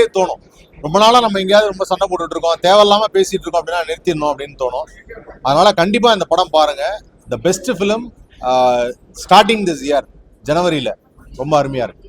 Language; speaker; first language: Tamil; native; Tamil